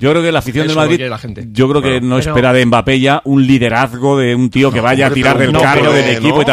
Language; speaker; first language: Spanish; native; Spanish